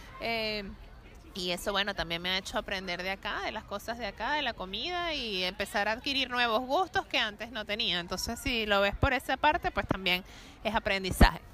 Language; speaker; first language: Spanish; native; Spanish